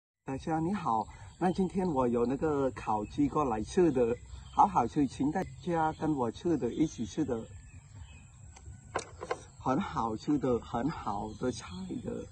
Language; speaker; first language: Chinese; non-native, learner; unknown